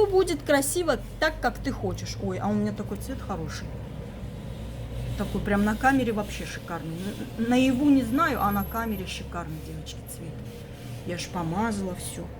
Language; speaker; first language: Russian; native; Russian